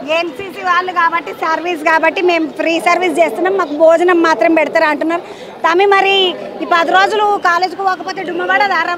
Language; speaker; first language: Telugu; native; Telugu